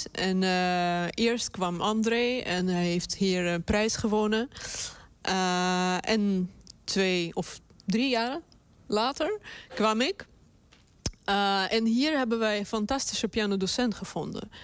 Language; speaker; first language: Dutch; non-native, fluent; Russian